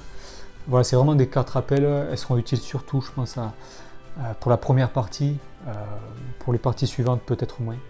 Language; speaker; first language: French; native; French